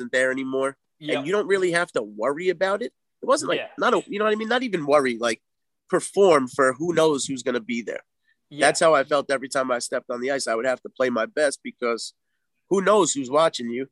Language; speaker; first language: English; native; English